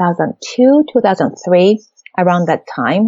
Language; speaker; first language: English; non-native, fluent; Japanese